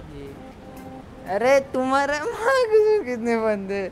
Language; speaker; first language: Hindi; non-native, local second language; Gujarati